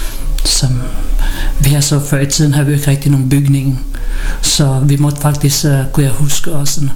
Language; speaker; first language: Danish; non-native, learner; Filipino